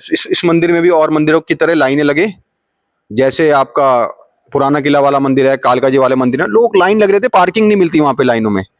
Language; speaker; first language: Hindi; native; Hindi